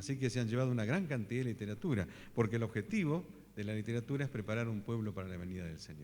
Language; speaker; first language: Spanish; native; Spanish